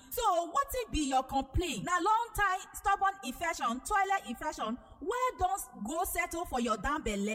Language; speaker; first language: Nigerian Pidgin; non-native, local second language; Igbo